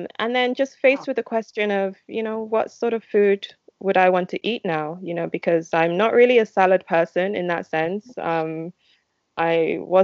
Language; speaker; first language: English; non-native, local second language; Yoruba